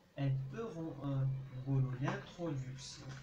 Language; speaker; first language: French; non-native, local second language; Arabic